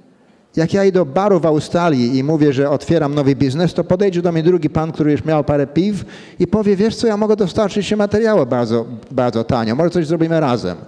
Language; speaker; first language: Polish; early bilingual, heritage; Polish